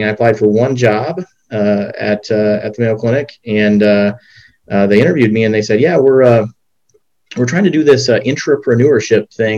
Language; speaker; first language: English; native; English